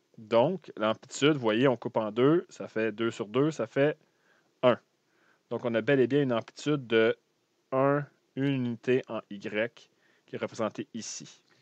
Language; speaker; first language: French; native; French